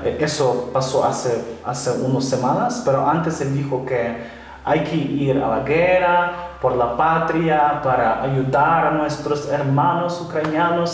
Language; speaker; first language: Spanish; non-native, fluent; Ukrainian